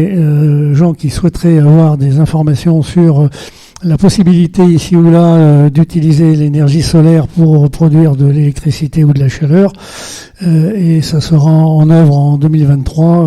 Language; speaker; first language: French; native; French